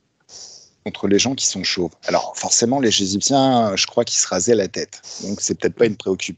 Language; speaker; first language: French; native; French